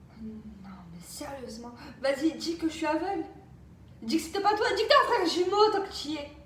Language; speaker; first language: French; native; French